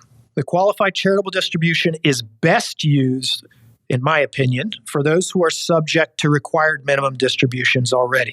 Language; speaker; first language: English; native; English